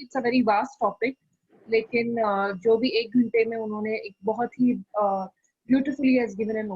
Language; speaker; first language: Hindi; native; Hindi